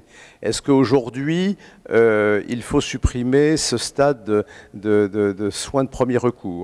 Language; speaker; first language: French; native; French